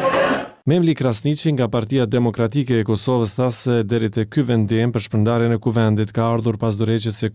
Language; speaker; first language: Albanian; native; Albanian